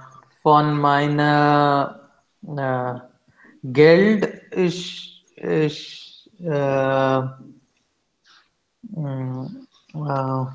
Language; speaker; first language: German; non-native, learner; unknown